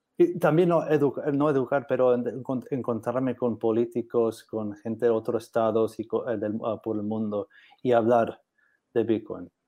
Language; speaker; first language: Spanish; non-native, learner; English